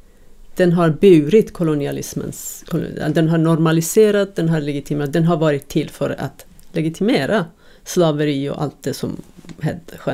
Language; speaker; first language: Swedish; non-native, fluent; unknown